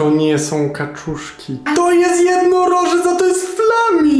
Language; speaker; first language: Polish; native; Polish